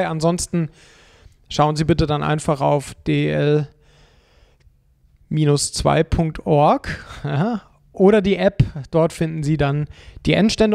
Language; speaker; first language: German; native; German